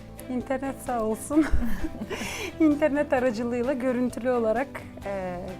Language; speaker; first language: Turkish; non-native, fluent; Gagauz